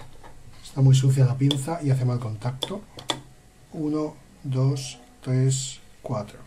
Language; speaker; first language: Spanish; native; Spanish